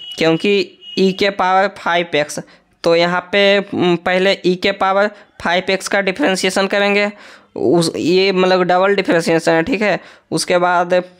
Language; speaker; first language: Hindi; native; Hindi